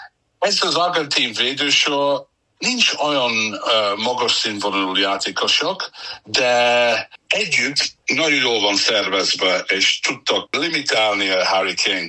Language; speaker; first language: Hungarian; non-native, learner; English